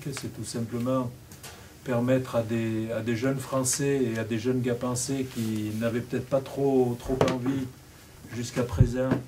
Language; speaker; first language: French; native; French